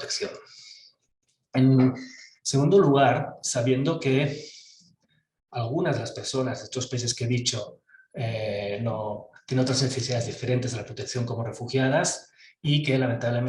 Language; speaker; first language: Spanish; native; Spanish